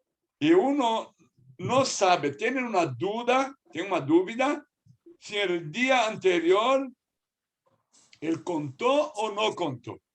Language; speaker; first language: Portuguese; non-native, fluent; Spanish